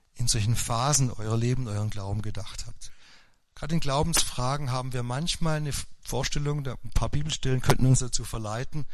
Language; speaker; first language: German; native; German